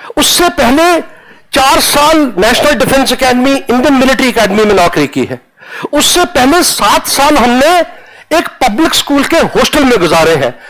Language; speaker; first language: Hindi; non-native, local second language; Punjabi